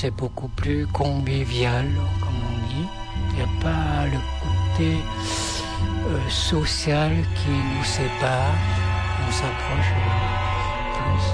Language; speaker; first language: French; non-native, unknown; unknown